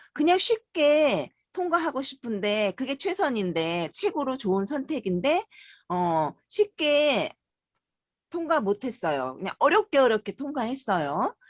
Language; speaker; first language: Korean; native; Korean